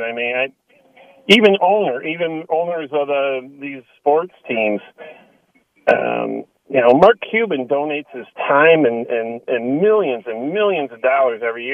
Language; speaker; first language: English; native; English